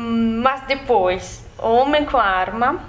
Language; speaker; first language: Portuguese; non-native, learner; Italian